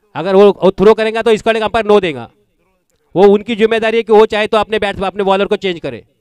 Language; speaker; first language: Hindi; non-native, local second language; Marathi